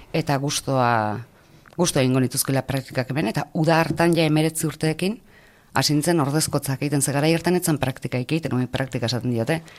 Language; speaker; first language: Basque; native; Basque